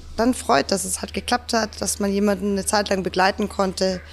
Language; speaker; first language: German; native; German